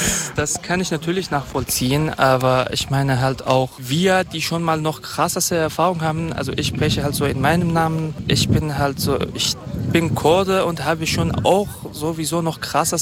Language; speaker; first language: German; non-native, fluent; Kurdish